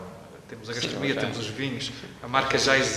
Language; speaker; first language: Portuguese; native; Portuguese